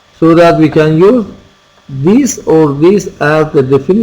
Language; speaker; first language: English; non-native, fluent; Persian